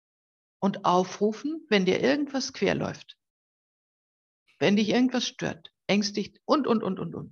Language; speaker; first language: German; native; German